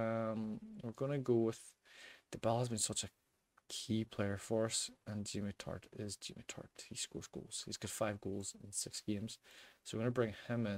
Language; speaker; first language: English; native; English